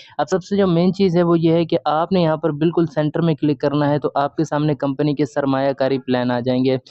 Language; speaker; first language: Urdu; non-native, local second language; Punjabi